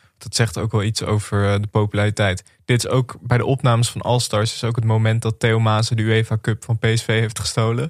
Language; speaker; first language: Dutch; native; Dutch